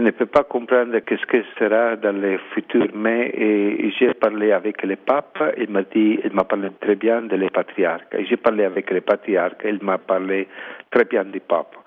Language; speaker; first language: French; non-native, learner; Italian